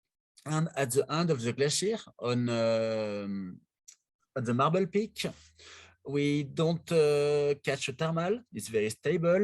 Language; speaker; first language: English; non-native, learner; French